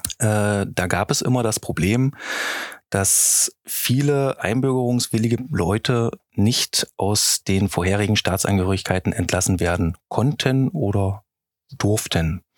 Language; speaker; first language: German; native; German